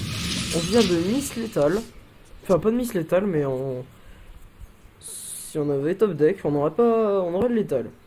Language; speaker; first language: French; native; French